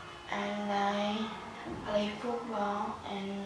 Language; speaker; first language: English; non-native, learner; Vietnamese